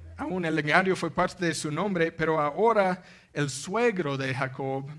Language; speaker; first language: Spanish; non-native, fluent; English